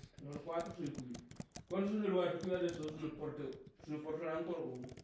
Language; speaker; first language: Italian; non-native, learner; Punjabi